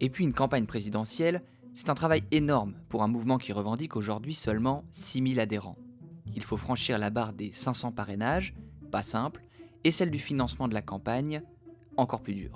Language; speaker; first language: French; native; French